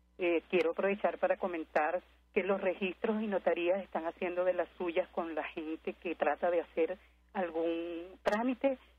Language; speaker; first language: Spanish; native; Spanish